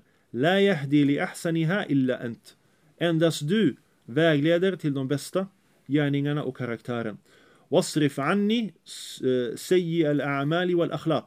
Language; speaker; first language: Swedish; early bilingual, other home language; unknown